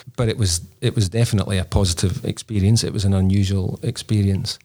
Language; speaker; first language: English; native; English